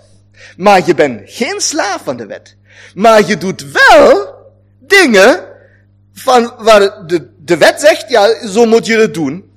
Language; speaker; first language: Dutch; non-native, fluent; German